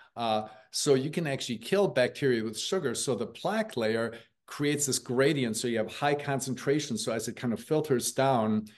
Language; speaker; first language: English; early bilingual, other home language; German